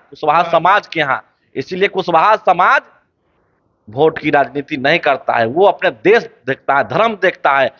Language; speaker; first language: Hindi; native; Hindi